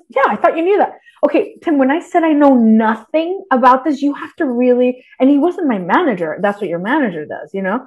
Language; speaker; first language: English; early bilingual, other home language; Spanish